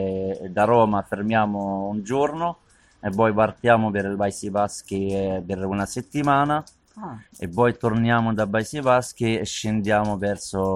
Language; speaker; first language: Italian; non-native, learner; Arabic